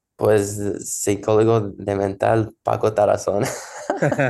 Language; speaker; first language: Spanish; early bilingual, heritage; Spanish